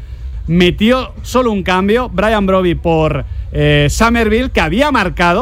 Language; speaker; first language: Spanish; native; Spanish